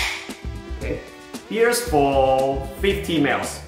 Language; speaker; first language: English; non-native, learner; Chinese